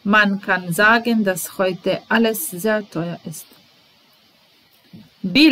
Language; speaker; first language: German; non-native, fluent; Serbian